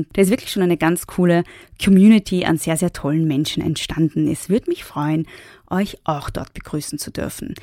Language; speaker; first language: German; native; German